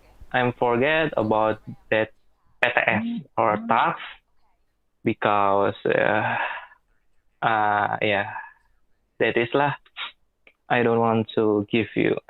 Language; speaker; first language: English; non-native, learner; Indonesian